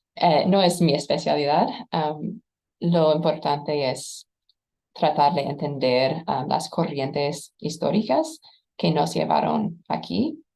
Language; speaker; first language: Spanish; non-native, fluent; English